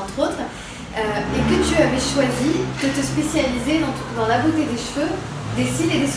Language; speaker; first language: French; native; French